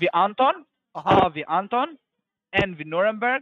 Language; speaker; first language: German; non-native, fluent; Albanian